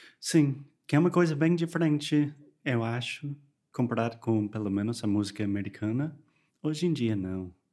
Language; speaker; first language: Portuguese; non-native, fluent; English